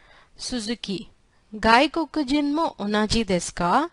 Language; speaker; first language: Japanese; non-native, fluent; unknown